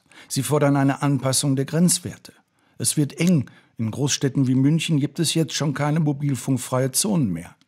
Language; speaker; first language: German; native; German